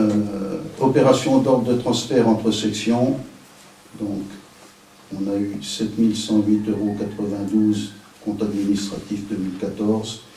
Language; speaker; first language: French; native; French